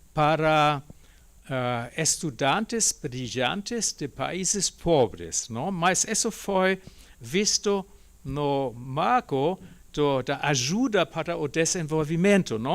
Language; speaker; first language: Portuguese; non-native, fluent; German